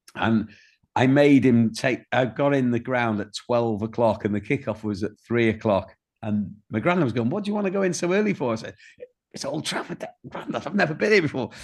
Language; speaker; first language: English; native; English